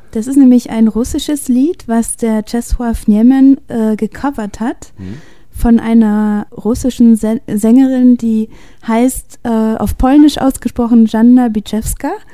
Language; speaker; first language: German; early bilingual, other home language; Polish